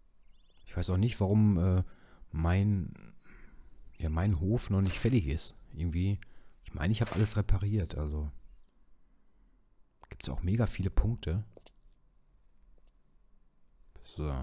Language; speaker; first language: German; native; German